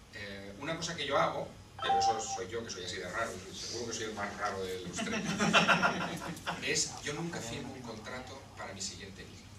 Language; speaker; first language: Spanish; native; Spanish